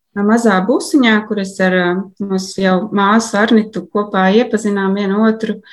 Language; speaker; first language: Latvian; native; Latvian